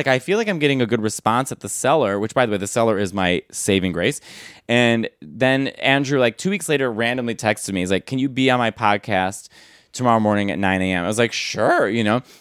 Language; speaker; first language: English; native; English